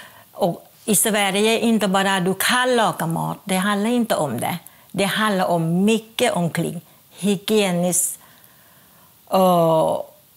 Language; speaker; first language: Swedish; non-native, fluent; Thai